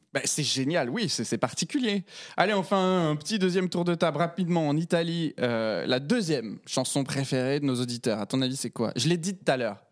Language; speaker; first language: French; native; French